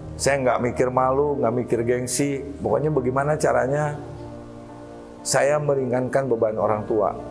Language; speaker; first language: Indonesian; native; Indonesian